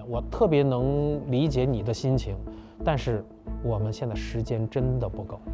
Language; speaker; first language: Chinese; native; Chinese